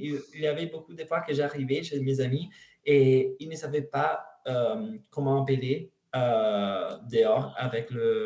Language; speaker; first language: French; non-native, learner; Italian